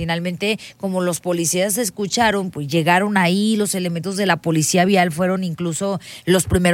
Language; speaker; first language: Spanish; native; Spanish